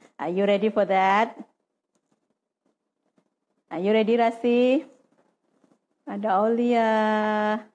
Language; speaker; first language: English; non-native, fluent; Indonesian